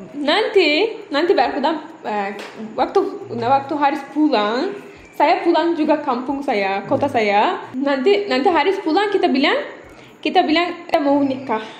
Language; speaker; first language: Indonesian; non-native, learner; Turkish